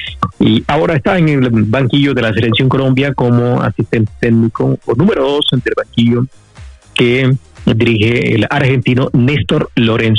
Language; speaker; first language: Spanish; native; Spanish